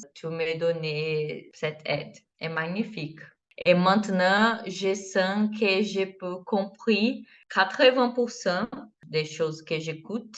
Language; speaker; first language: French; non-native, learner; Portuguese